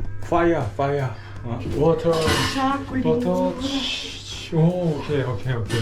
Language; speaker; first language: English; non-native, learner; Korean